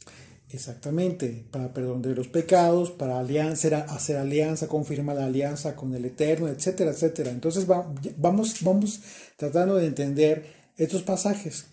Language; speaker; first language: Spanish; native; Spanish